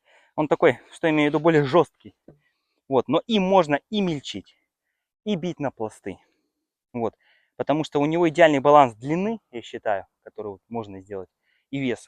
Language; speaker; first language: Russian; native; Russian